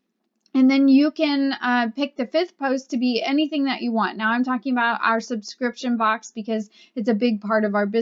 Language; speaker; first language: English; native; English